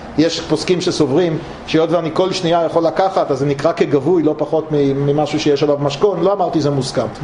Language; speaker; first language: Hebrew; native; Hebrew